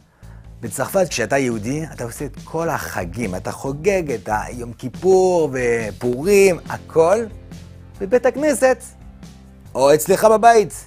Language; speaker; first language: Hebrew; non-native, fluent; French